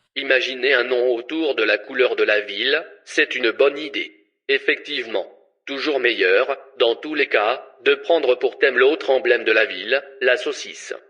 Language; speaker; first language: French; native; French